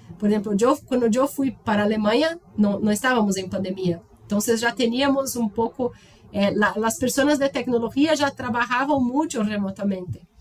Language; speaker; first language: Spanish; non-native, learner; Portuguese